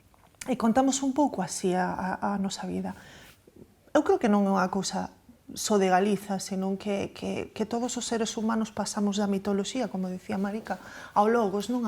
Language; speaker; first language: Galician; native; Galician